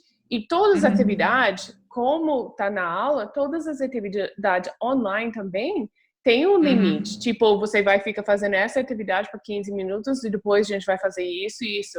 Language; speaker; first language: Portuguese; non-native, fluent; English